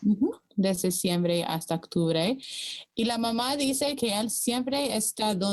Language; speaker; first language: Spanish; non-native, fluent; English